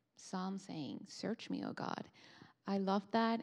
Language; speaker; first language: English; non-native, fluent; Spanish